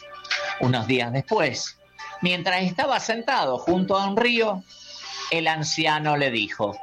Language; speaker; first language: Spanish; native; Spanish